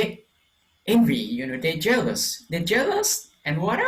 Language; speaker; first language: English; non-native, fluent; Lao